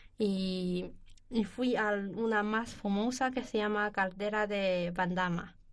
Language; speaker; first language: Spanish; non-native, learner; Chinese